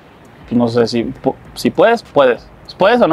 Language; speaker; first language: Spanish; native; Spanish